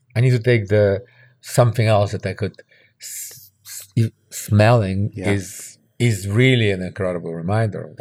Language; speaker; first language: English; early bilingual, other home language; Russian